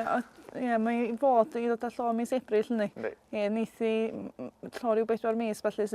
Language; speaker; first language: Welsh; native; Welsh